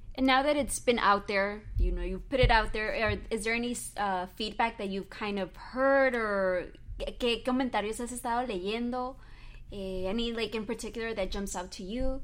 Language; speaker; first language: English; early bilingual, other home language; Spanish